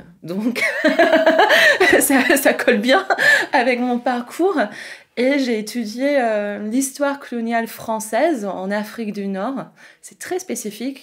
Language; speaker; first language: French; non-native, fluent; English